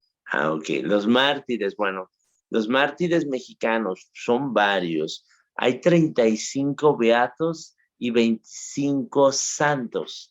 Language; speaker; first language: Spanish; native; Spanish